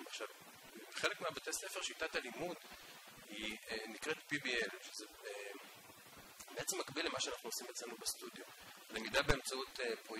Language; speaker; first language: Hebrew; native; Hebrew